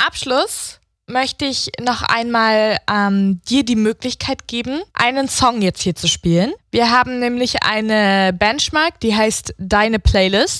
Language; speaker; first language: German; native; German